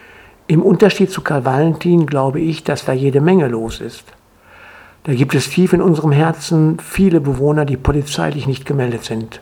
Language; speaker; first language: German; native; German